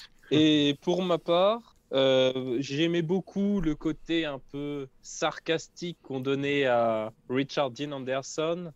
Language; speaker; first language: French; native; French